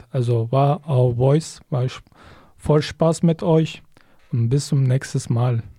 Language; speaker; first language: German; non-native, fluent; Kurdish